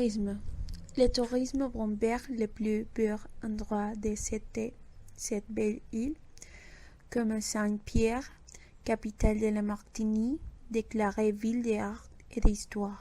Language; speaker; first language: French; non-native, learner; Spanish